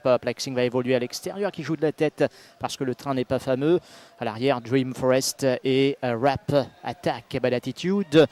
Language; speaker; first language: French; non-native, local second language; Morisyen